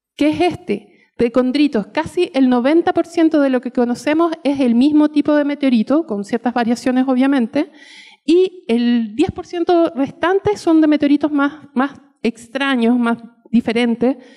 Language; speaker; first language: Spanish; native; Spanish